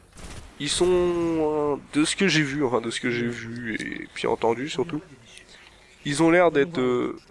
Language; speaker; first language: French; native; French